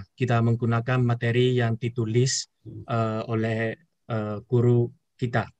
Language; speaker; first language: Indonesian; non-native, learner; Chinese